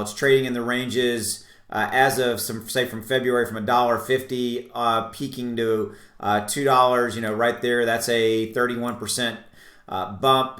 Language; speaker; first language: English; native; English